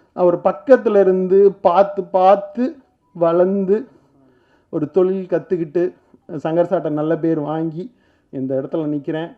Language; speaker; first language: Tamil; native; Tamil